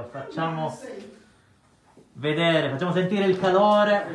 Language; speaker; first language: Italian; native; Italian